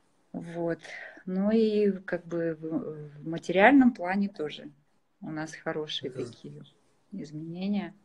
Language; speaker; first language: Russian; native; Russian